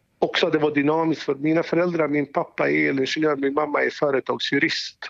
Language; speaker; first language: Swedish; early bilingual, other home language; Bosnian